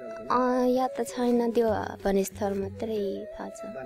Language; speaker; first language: Nepali; non-native, local second language; Eastern Tamang